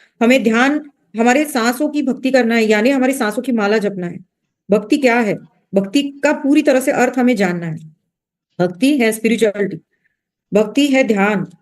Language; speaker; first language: Hindi; non-native, local second language; Marathi